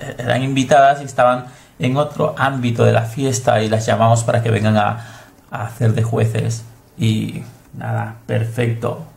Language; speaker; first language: Spanish; native; Spanish